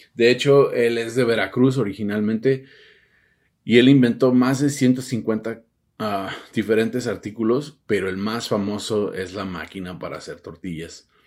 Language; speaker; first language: Spanish; early bilingual, heritage; Spanish